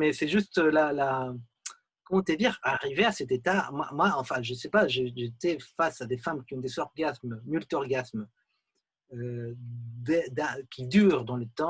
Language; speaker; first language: French; non-native, fluent; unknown